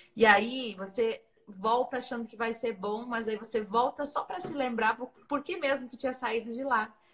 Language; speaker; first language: Portuguese; native; Portuguese